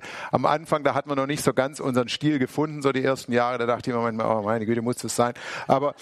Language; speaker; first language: German; native; German